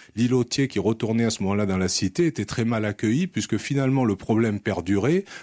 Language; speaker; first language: French; native; French